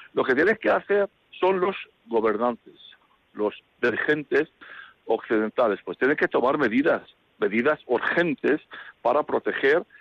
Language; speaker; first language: Spanish; non-native, fluent; Arabic